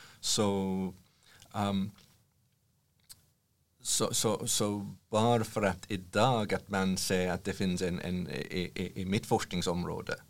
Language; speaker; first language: Swedish; non-native, fluent; English